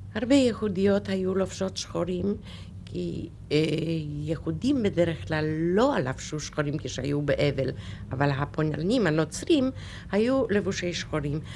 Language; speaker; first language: Hebrew; non-native, fluent; Polish